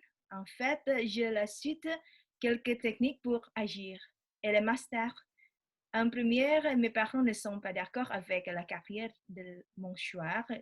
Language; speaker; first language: French; non-native, learner; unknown